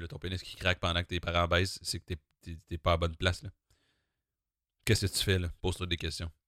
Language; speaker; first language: French; native; French